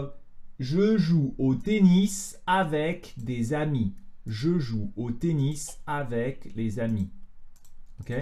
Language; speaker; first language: French; native; French